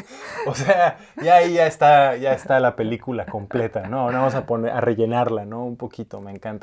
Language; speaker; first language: Spanish; native; Spanish